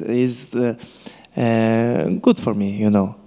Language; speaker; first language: English; non-native, learner; Polish